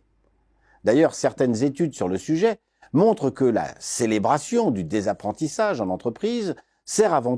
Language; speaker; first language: French; native; French